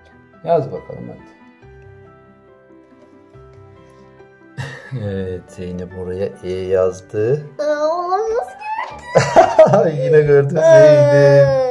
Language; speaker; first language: Turkish; native; Turkish